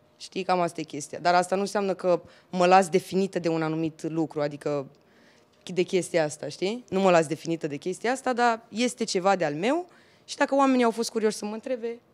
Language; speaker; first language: Romanian; native; Romanian